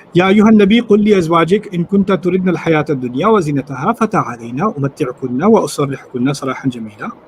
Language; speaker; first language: Urdu; early bilingual, heritage; Urdu